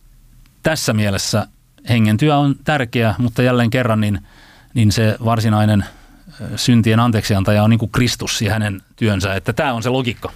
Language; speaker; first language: Finnish; native; Finnish